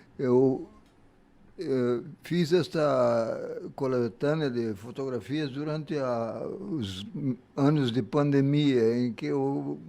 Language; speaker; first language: Portuguese; early bilingual, other home language; German